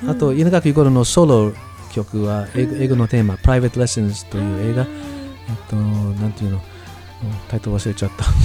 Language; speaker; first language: Japanese; non-native, learner; English